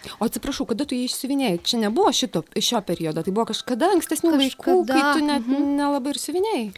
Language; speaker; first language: Lithuanian; native; Lithuanian